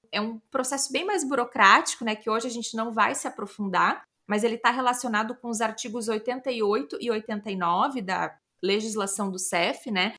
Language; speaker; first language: Portuguese; native; Portuguese